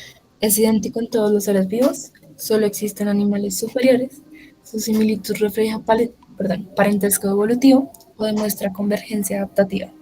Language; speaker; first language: Spanish; native; Spanish